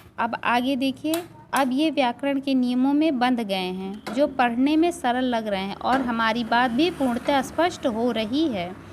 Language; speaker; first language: Hindi; native; Hindi